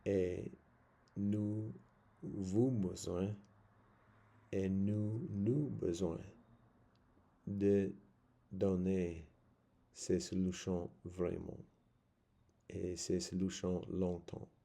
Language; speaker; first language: French; non-native, learner; English